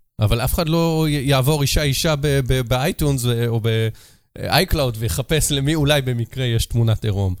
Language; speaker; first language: Hebrew; native; Hebrew